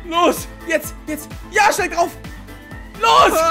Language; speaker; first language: German; native; German